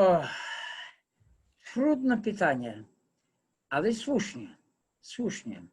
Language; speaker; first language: Polish; non-native, fluent; English